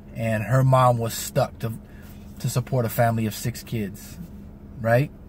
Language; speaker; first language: English; native; English